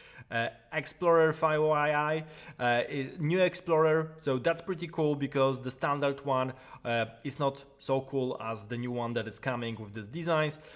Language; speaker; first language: English; non-native, fluent; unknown